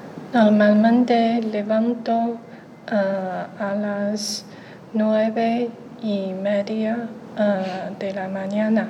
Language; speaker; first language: Spanish; non-native, learner; Chinese